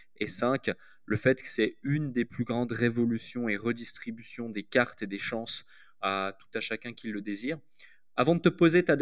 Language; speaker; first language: French; native; French